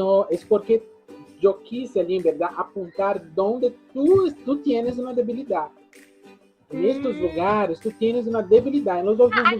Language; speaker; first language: Spanish; non-native, fluent; Portuguese